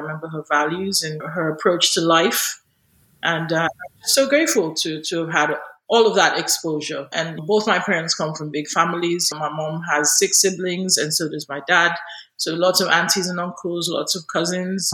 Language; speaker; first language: English; non-native, local second language; Yoruba